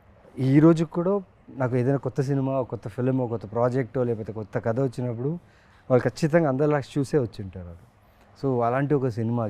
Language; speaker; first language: Telugu; native; Telugu